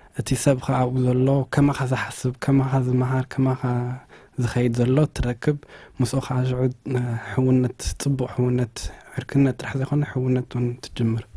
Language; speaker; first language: Tigrinya; early bilingual, heritage; Tigrinya